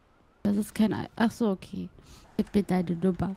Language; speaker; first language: German; native; German